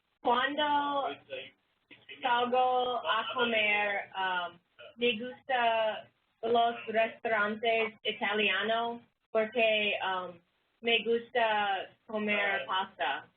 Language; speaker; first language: Spanish; non-native, learner; English